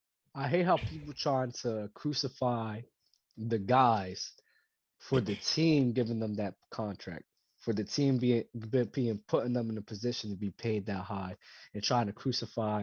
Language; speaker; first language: English; native; English